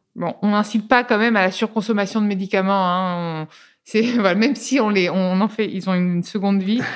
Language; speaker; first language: French; non-native, fluent; Italian